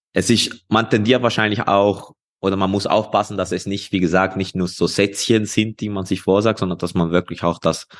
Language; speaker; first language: German; non-native, fluent; Spanish